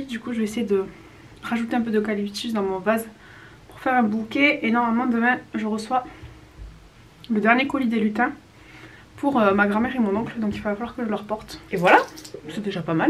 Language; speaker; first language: French; native; French